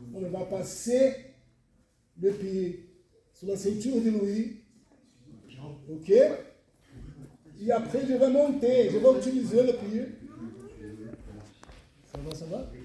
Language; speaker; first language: French; non-native, fluent; Portuguese